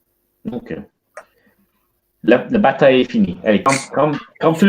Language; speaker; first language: French; non-native, learner; English